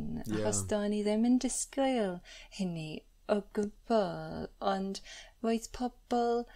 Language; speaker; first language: Welsh; non-native, learner; English